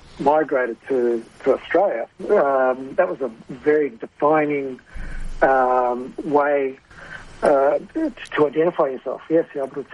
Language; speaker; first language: English; non-native, local second language; Italian